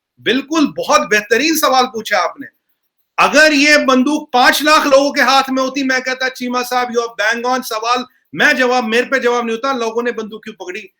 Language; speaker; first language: Hindi; non-native, local second language; Kashmiri